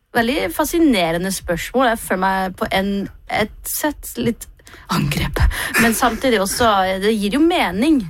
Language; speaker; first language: Norwegian; native; Norwegian